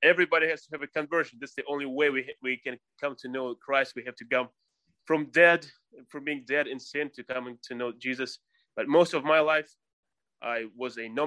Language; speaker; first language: English; non-native, fluent; Russian